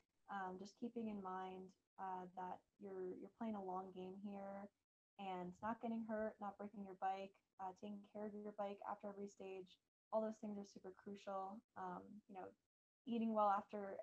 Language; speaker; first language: English; native; English